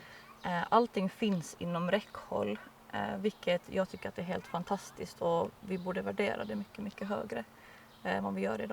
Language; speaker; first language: Swedish; native; Swedish